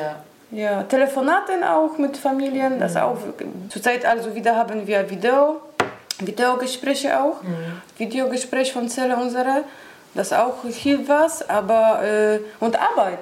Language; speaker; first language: German; non-native, learner; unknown